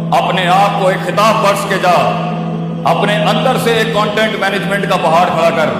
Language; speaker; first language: Urdu; non-native, local second language; Punjabi